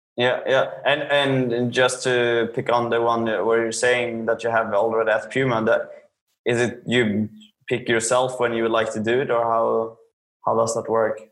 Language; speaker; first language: English; non-native, fluent; Swedish